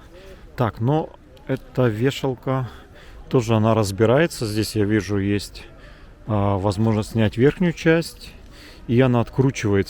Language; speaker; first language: Russian; native; Russian